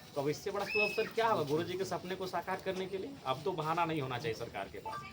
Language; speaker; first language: Hindi; native; Hindi